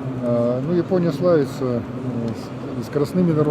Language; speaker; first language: Russian; native; Russian